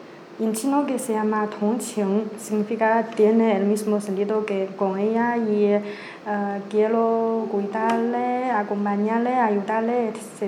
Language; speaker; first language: Spanish; non-native, learner; Chinese